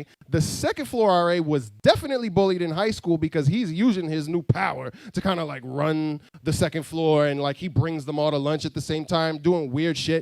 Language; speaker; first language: English; native; English